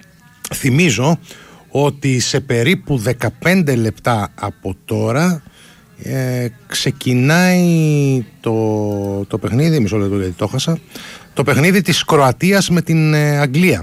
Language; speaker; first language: Greek; native; Greek